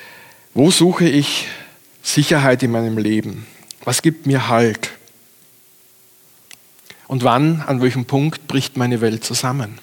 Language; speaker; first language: German; native; German